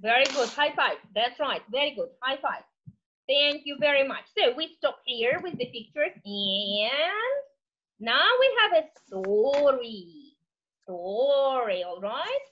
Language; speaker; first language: English; non-native, fluent; Russian